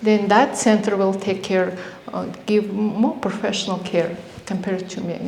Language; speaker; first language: English; non-native, fluent; Mongolian